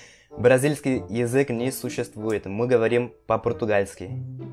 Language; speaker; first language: Russian; non-native, fluent; Portuguese